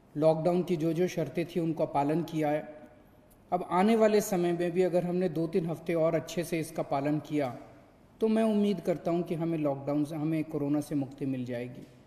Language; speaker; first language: Hindi; native; Hindi